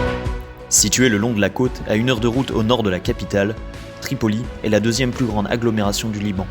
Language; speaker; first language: French; native; French